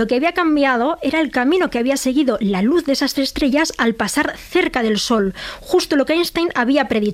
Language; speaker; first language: Spanish; native; Spanish